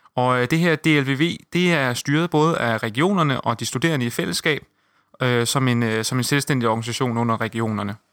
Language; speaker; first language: Danish; native; Danish